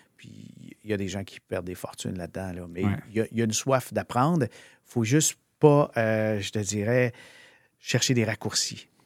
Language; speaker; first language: French; native; French